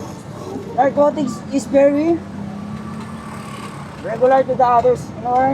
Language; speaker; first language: English; non-native, local second language; Filipino